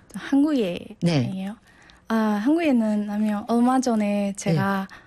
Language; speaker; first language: Korean; non-native, learner; Burmese